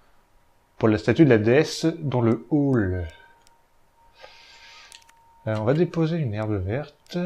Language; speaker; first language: French; native; French